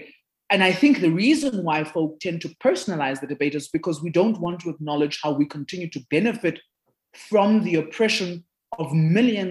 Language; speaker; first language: English; non-native, local second language; Zulu